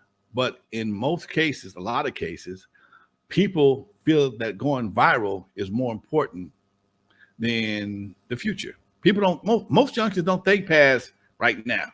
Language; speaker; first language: English; native; English